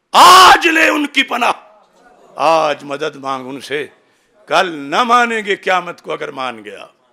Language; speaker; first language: Urdu; non-native, local second language; Punjabi